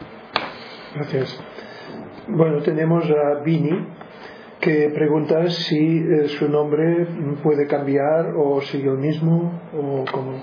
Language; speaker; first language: Spanish; native; Spanish